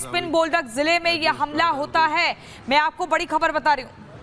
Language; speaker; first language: Hindi; native; Hindi